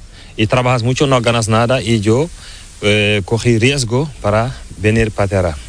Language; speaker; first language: Spanish; non-native, learner; Fula